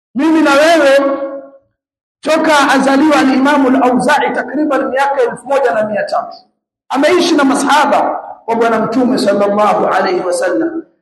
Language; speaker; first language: Swahili; native; Swahili